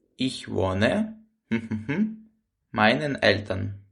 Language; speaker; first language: German; non-native, fluent; Ukrainian